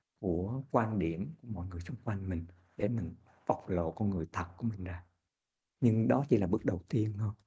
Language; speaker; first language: Vietnamese; native; Vietnamese